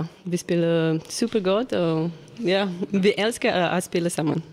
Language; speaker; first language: Danish; non-native, learner; Romanian